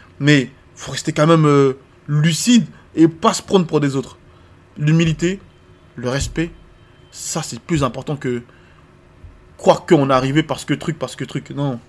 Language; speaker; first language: French; native; French